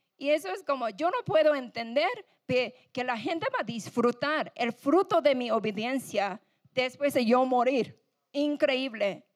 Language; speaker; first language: Spanish; non-native, fluent; English